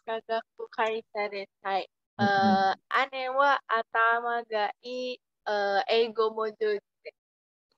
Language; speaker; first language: Japanese; non-native, learner; Indonesian